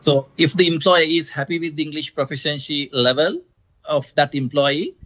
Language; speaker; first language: English; non-native, local second language; Sinhala